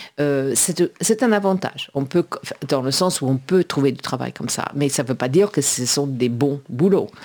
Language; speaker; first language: French; native; French